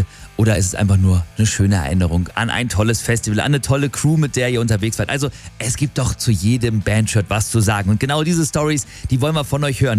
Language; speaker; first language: German; native; German